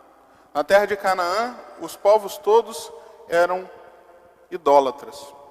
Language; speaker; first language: Portuguese; native; Portuguese